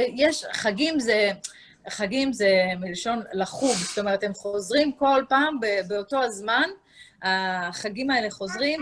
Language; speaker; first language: Hebrew; native; Hebrew